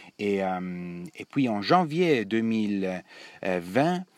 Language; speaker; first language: French; non-native, learner; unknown